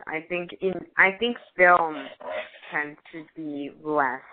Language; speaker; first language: English; early bilingual, other home language; Spanish